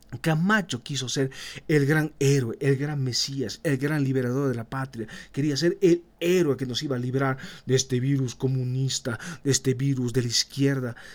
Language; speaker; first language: Spanish; native; Spanish